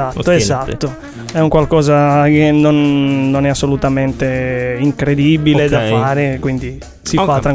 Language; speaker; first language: Italian; native; Italian